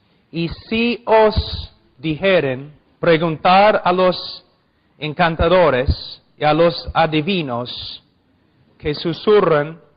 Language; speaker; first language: Spanish; non-native, fluent; English